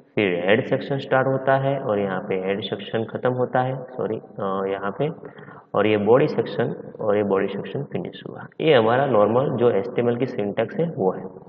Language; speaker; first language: Hindi; non-native, local second language; Gujarati